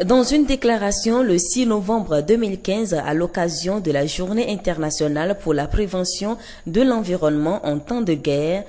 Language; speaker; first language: French; non-native, local second language; Ewe